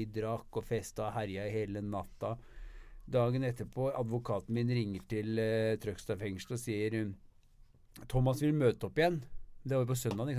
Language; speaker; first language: Norwegian; native; Norwegian